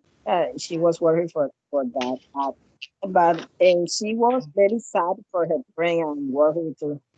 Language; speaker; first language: English; non-native, learner; Spanish